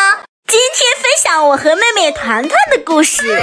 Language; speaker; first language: Chinese; native; Chinese